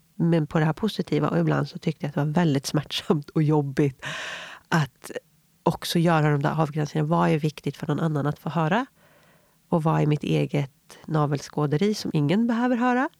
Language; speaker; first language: Swedish; native; Swedish